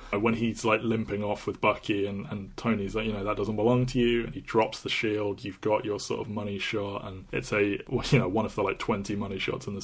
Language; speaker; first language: English; native; English